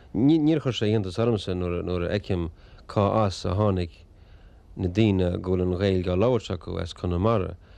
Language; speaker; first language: Irish; native; Irish